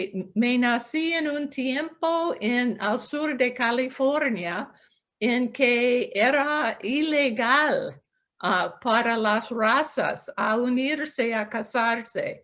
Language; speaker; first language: Spanish; non-native, local second language; English